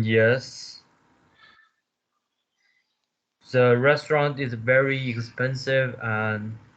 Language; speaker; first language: English; non-native, learner; Chinese